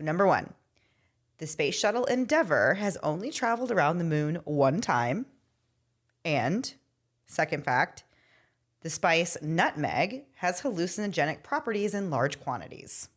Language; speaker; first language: English; native; English